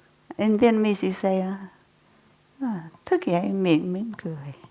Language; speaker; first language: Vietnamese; non-native, fluent; English